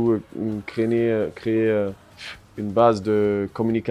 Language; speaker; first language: French; non-native, fluent; German